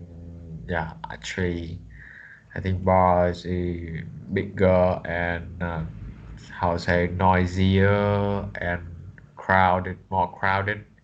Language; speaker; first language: English; non-native, learner; Vietnamese